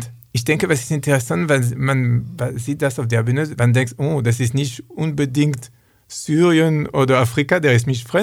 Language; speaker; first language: German; non-native, learner; French